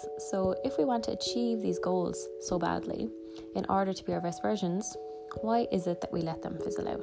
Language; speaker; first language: English; native; English